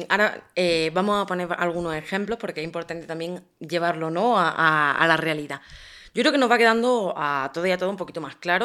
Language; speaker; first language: Spanish; native; Spanish